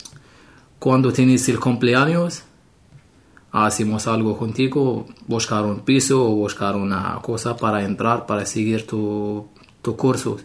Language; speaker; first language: Spanish; non-native, learner; Arabic